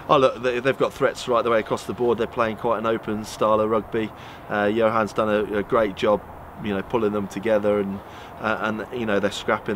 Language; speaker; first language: English; native; English